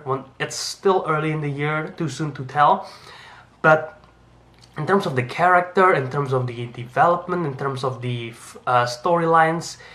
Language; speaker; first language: English; non-native, fluent; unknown